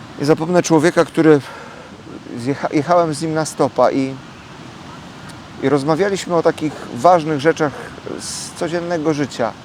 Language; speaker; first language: Polish; native; Polish